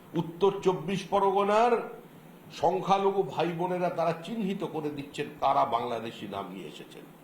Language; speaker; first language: Bangla; native; Bangla